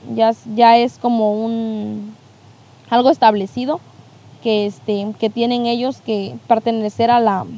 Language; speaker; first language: Spanish; native; Spanish